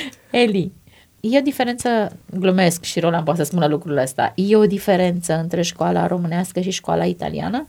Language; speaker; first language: Romanian; native; Romanian